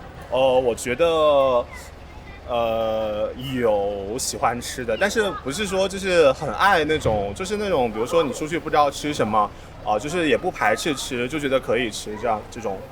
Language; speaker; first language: Chinese; native; Chinese